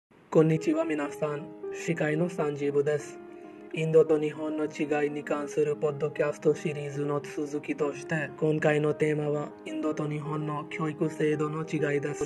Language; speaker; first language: Japanese; non-native, fluent; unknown